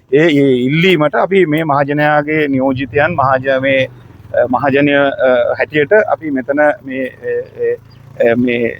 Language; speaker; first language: Sinhala; non-native, local second language; Tamil